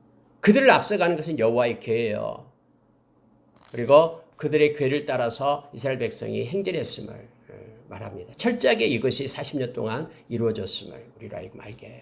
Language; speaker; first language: Korean; native; Korean